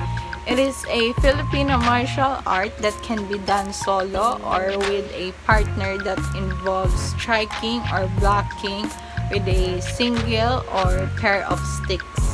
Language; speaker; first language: English; non-native, local second language; Filipino